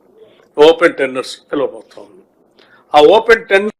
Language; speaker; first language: Telugu; native; Telugu